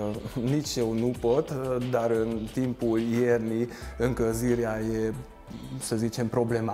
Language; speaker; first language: Romanian; non-native, local second language; Hungarian